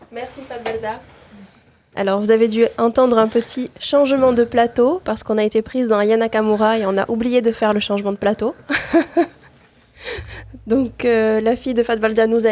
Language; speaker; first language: French; native; French